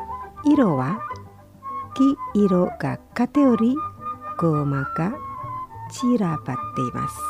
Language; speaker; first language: Japanese; non-native, fluent; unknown